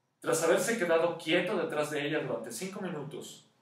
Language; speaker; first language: Spanish; native; Spanish